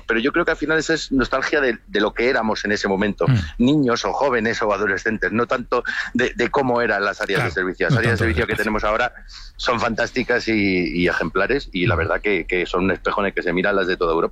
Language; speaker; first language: Spanish; native; Spanish